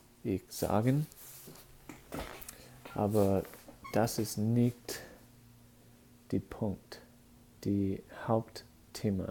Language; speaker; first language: German; non-native, learner; English